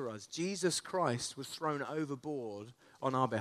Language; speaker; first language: English; native; English